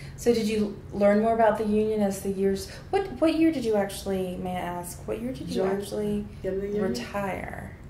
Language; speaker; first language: English; native; English